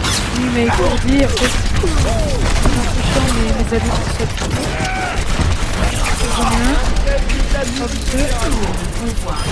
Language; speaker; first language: French; native; French